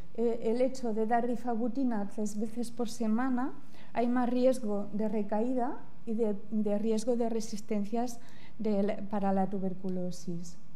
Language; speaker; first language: Spanish; native; Spanish